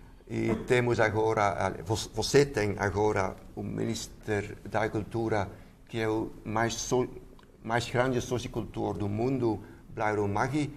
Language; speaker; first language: Portuguese; non-native, fluent; Dutch